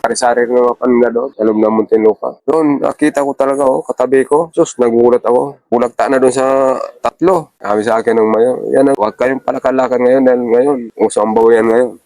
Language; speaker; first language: Filipino; non-native, local second language; Bikol